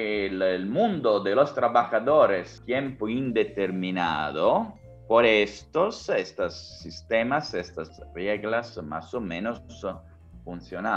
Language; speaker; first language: Spanish; non-native, fluent; Italian